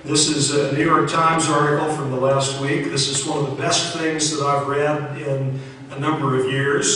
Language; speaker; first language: English; native; English